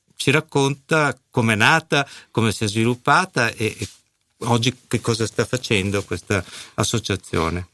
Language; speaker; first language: Italian; native; Italian